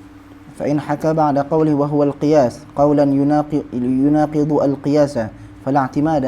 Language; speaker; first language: Arabic; non-native, fluent; Malay